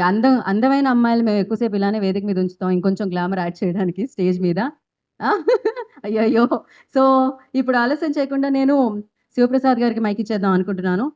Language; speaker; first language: Telugu; native; Telugu